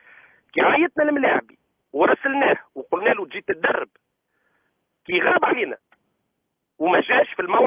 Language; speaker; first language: Arabic; native; Arabic